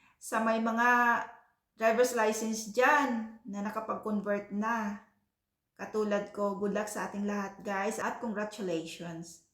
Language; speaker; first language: Filipino; non-native, local second language; Cebuano